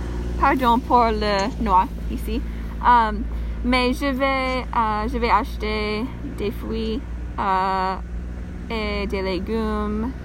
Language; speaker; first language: French; non-native, learner; English